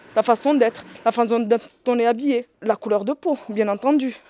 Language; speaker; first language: French; early bilingual, other home language; Riffian